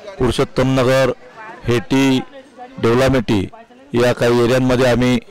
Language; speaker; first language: Marathi; native; Marathi